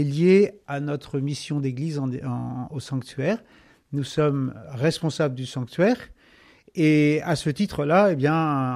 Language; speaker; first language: French; native; French